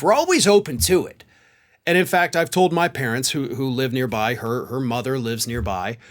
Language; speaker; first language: English; native; English